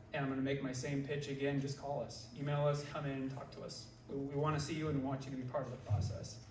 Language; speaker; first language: English; native; English